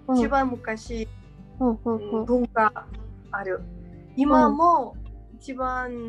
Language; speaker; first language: Japanese; non-native, learner; Georgian